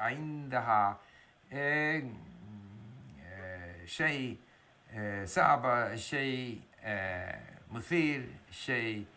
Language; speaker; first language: Arabic; non-native, learner; English